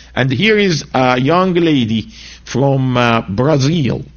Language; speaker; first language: English; non-native, fluent; Arabic